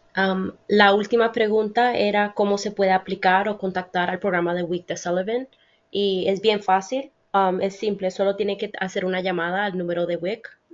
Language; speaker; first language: Spanish; early bilingual, heritage; Spanish